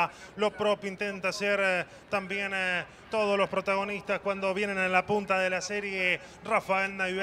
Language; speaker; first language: Spanish; native; Spanish